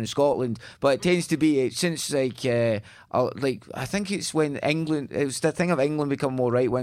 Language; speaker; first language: English; native; English